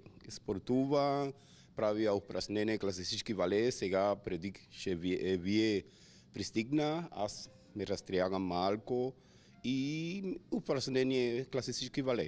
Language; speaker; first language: Bulgarian; non-native, learner; Spanish